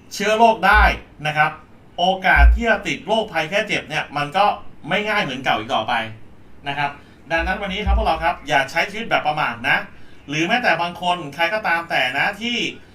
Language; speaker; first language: Thai; native; Thai